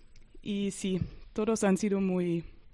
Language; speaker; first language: Spanish; non-native, fluent; German